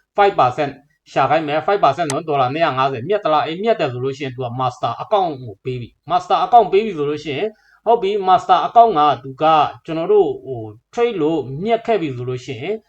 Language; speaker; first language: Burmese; non-native, local second language; Shan